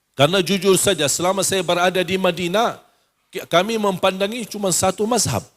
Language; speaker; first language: Malay; non-native, fluent; Arabic